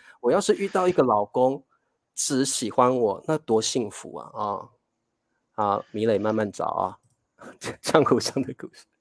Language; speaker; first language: Chinese; native; Chinese